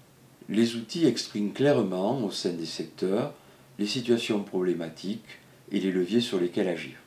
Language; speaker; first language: French; native; French